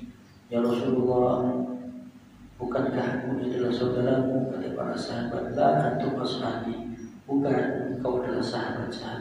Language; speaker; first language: Indonesian; native; Indonesian